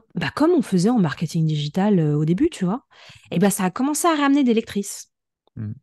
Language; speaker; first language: French; native; French